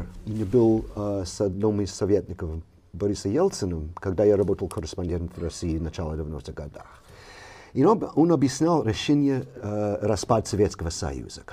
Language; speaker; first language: Russian; non-native, fluent; English